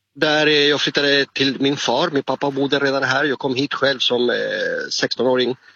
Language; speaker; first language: Swedish; non-native, fluent; Spanish